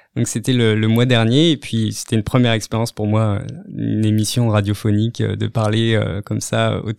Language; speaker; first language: French; native; French